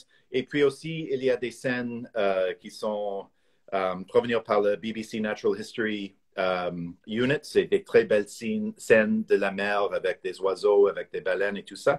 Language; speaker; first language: French; non-native, fluent; English